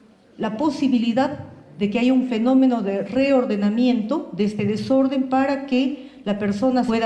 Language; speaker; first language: Spanish; native; Spanish